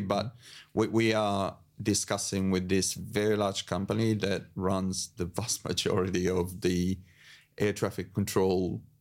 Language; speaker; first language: English; non-native, fluent; Italian